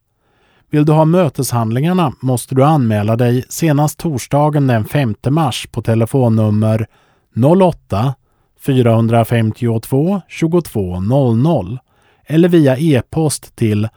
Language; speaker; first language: Swedish; native; Swedish